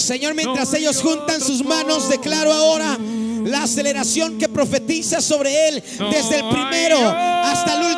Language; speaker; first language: Spanish; native; Spanish